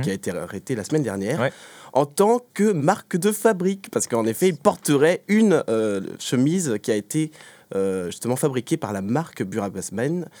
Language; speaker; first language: French; native; French